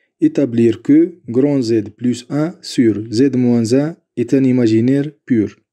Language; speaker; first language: French; non-native, local second language; Arabic